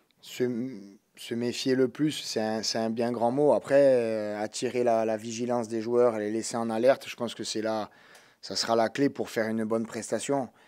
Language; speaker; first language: French; native; French